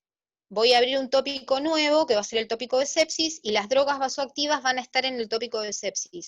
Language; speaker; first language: Spanish; native; Spanish